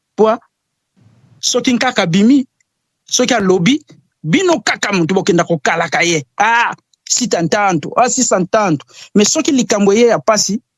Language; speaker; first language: Lingala; non-native, local second language; Kongo